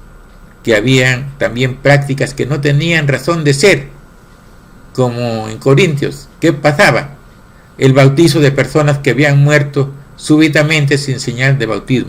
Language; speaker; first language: Spanish; native; Spanish